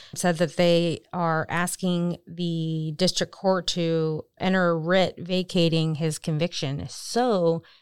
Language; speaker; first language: English; native; English